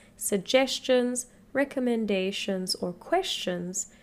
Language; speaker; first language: English; native; English